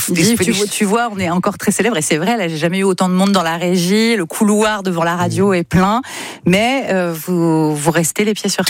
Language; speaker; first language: French; native; French